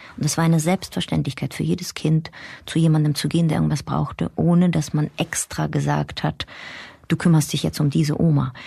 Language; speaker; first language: German; early bilingual, other home language; Russian